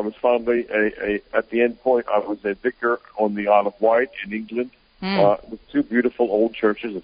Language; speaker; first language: English; native; English